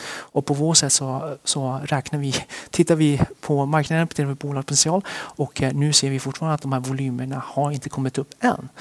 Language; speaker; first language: Swedish; early bilingual, other home language; Chinese